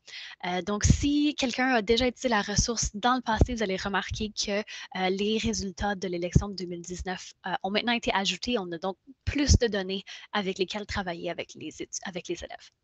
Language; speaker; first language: French; native; French